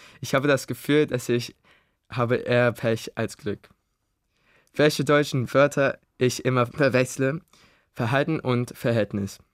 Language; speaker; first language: German; early bilingual, other home language; Indonesian